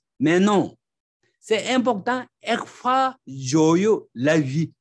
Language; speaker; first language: French; non-native, learner; Tibetan